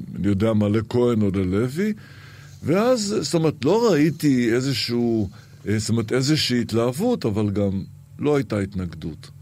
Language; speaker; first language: Hebrew; early bilingual, other home language; Arabic